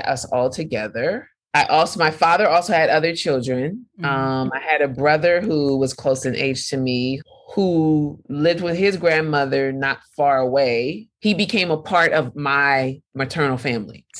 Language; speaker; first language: English; native; English